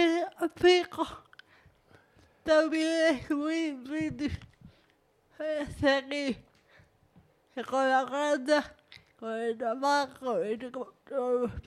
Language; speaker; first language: Spanish; non-native, learner; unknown